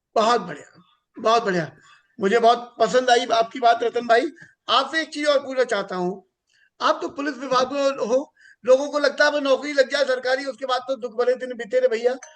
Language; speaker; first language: Hindi; native; Hindi